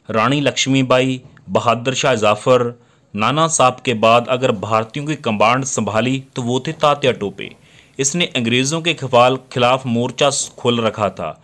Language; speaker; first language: Hindi; non-native, local second language; Punjabi